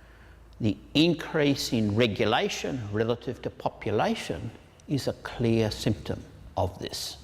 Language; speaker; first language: English; native; English